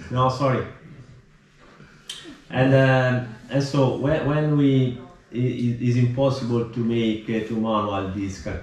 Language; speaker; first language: English; non-native, learner; Italian